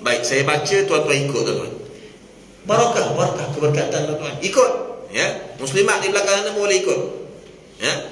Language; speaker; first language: Malay; native; Malay